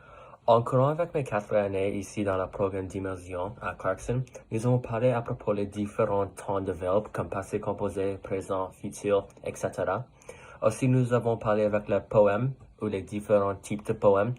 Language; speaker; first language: French; non-native, local second language; Russian